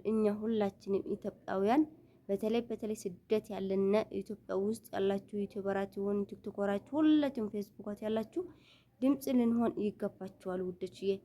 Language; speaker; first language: Amharic; non-native, local second language; Tigrinya